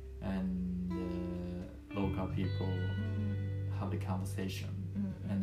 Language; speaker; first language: English; non-native, learner; Japanese